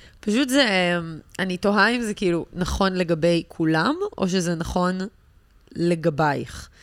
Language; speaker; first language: Hebrew; native; Hebrew